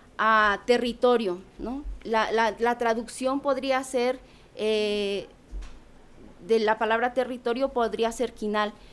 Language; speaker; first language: Spanish; non-native, local second language; Tzeltal